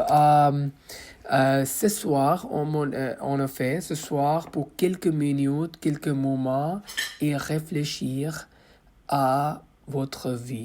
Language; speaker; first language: French; non-native, fluent; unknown